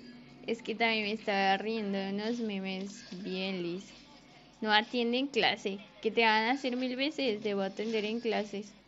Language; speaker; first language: Spanish; native; Spanish